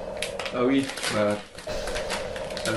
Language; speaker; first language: French; native; French